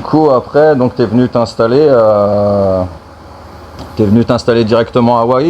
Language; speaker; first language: French; native; French